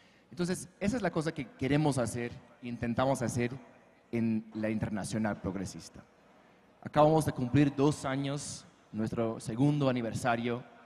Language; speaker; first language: Spanish; non-native, fluent; English